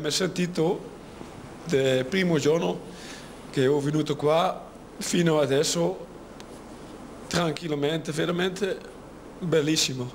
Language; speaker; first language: Italian; non-native, learner; Dutch